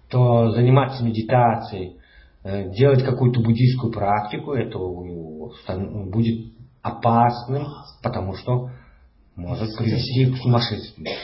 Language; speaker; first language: Russian; native; Russian